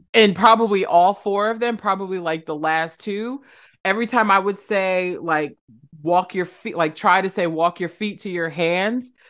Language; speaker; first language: English; native; English